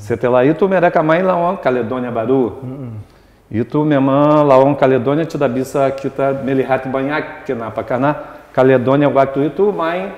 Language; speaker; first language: Indonesian; non-native, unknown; Portuguese